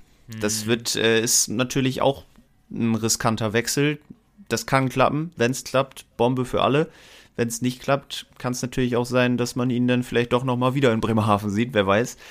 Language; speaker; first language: German; native; German